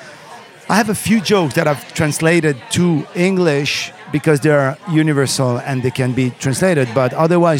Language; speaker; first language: English; non-native, fluent; Arabic